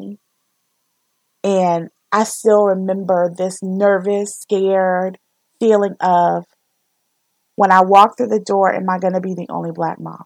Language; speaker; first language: English; native; English